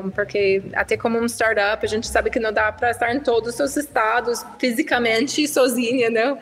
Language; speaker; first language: Portuguese; non-native, fluent; English